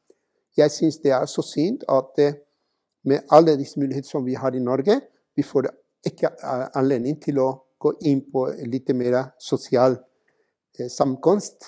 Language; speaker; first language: Norwegian; non-native, fluent; Spanish